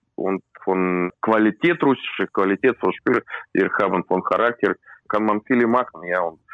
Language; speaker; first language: German; non-native, learner; Russian